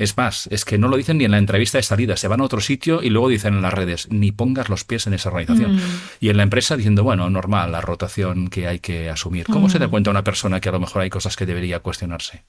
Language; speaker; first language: Spanish; native; Spanish